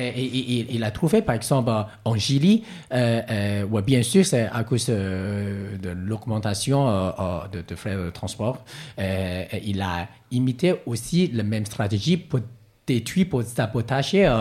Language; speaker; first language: French; non-native, learner; Cantonese